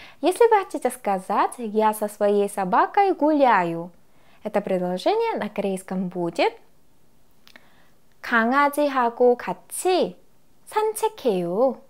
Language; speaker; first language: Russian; non-native, fluent; Korean